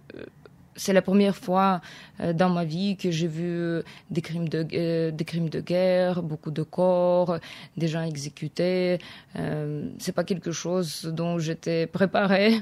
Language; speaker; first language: French; non-native, fluent; Ukrainian